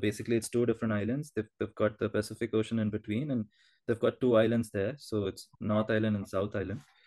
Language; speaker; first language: English; non-native, local second language; Telugu